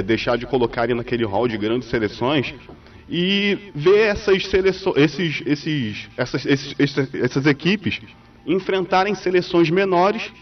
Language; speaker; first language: Portuguese; native; Portuguese